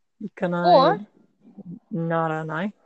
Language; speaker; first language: Japanese; non-native, learner; English